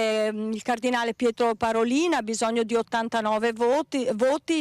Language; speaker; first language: Italian; native; Italian